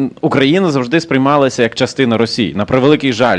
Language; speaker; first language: Ukrainian; native; Ukrainian